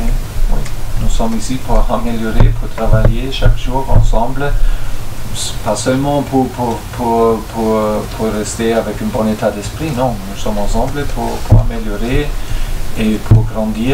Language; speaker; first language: French; non-native, fluent; German